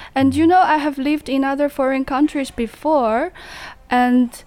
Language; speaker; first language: English; non-native, fluent; Chinese